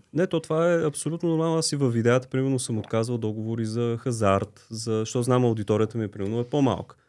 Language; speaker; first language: Bulgarian; native; Bulgarian